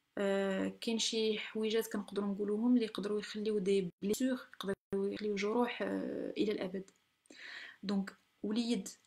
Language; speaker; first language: French; non-native, local second language; Arabic